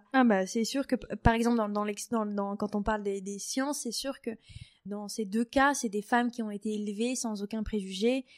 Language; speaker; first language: French; native; French